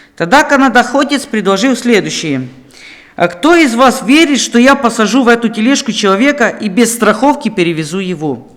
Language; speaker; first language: Russian; non-native, local second language; Ukrainian